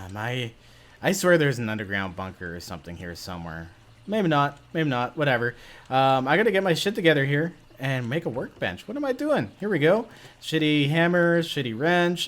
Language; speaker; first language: English; native; English